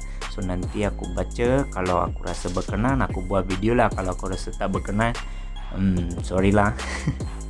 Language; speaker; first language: Malay; native; Malay